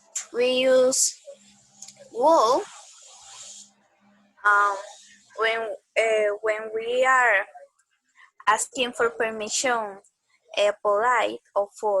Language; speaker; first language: English; non-native, learner; Spanish